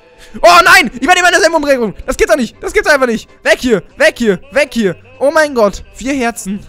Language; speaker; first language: German; native; German